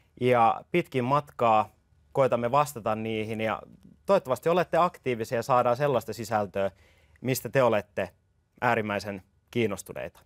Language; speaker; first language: Finnish; native; Finnish